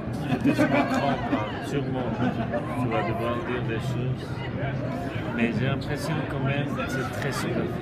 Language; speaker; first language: French; non-native, fluent; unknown